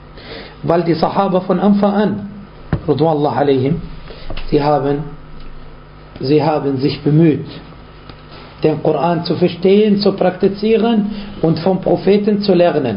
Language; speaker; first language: German; non-native, fluent; Arabic